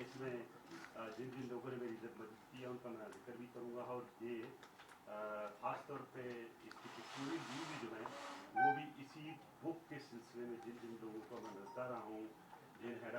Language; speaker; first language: Urdu; native; Urdu